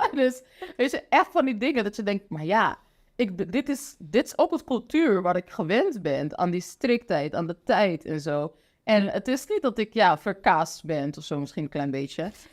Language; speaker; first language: Dutch; non-native, local second language; Papiamento